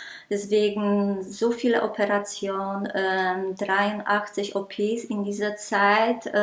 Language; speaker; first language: German; non-native, local second language; Polish